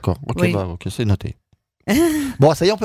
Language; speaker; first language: French; native; French